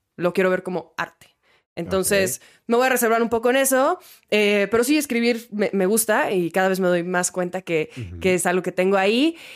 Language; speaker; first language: Spanish; native; Spanish